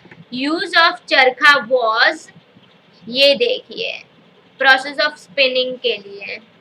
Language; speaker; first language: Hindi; native; Hindi